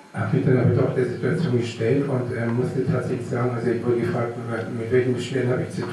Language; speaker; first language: German; native; German